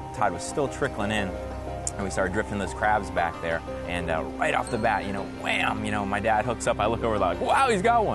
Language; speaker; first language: English; native; English